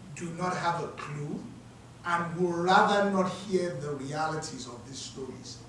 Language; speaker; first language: English; non-native, local second language; Yoruba